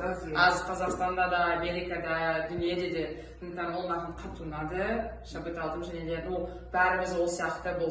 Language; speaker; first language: Kazakh; non-native, learner; Russian